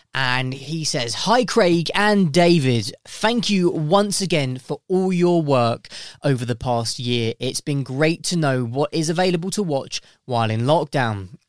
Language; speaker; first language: English; native; English